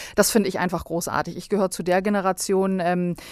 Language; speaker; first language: German; early bilingual, other home language; Bosnian